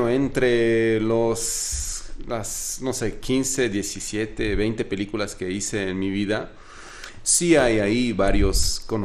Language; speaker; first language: Spanish; non-native, fluent; Arabic